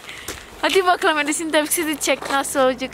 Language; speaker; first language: Turkish; non-native, learner; Indonesian